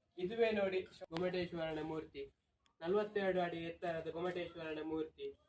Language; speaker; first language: Kannada; non-native, local second language; Tulu